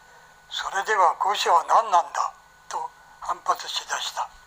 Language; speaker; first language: Japanese; native; Japanese